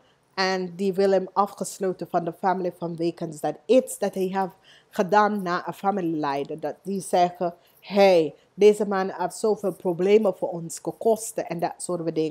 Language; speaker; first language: Dutch; non-native, learner; English